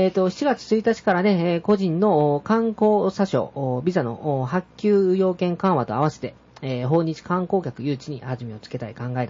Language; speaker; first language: Japanese; native; Japanese